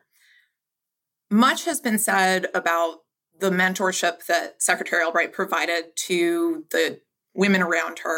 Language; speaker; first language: English; native; English